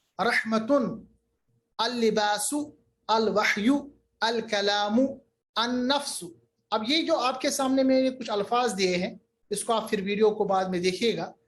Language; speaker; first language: Urdu; native; Urdu